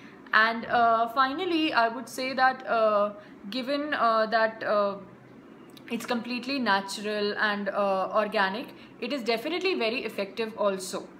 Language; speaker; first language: English; non-native, local second language; Hindi